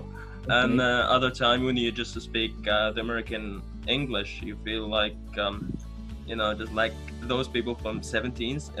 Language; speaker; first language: English; non-native, learner; Arabic